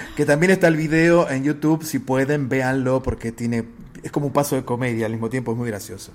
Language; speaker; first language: Spanish; native; Spanish